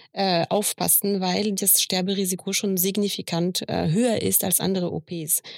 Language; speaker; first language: German; non-native, fluent; French